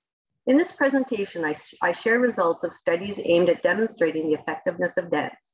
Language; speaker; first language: English; native; English